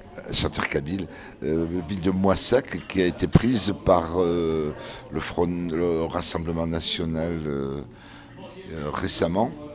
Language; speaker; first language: French; early bilingual, other home language; Kabyle